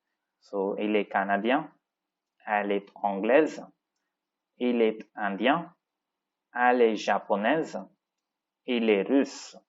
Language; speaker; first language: French; non-native, fluent; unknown